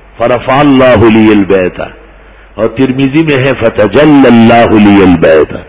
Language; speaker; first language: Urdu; non-native, local second language; Pashto